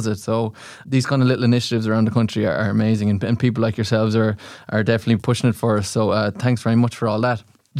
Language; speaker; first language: English; native; English